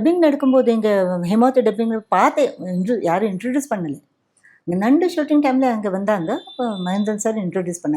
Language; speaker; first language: Tamil; non-native, fluent; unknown